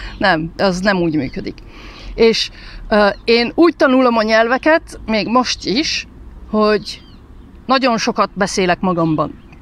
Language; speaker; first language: Hungarian; early bilingual, heritage; Hungarian